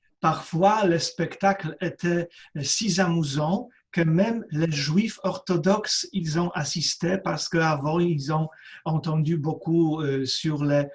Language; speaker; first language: French; non-native, fluent; Polish